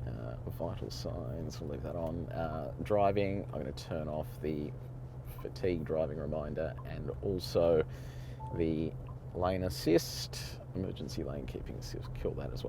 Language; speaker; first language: English; native; English